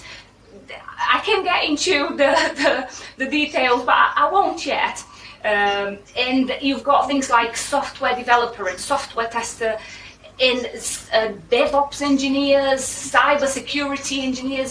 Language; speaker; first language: English; non-native, fluent; Portuguese